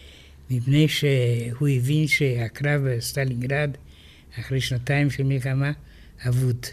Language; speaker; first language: Hebrew; non-native, fluent; Romanian